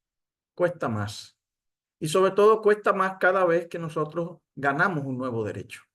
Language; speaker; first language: Spanish; native; Spanish